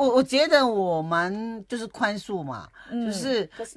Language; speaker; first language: Chinese; native; Chinese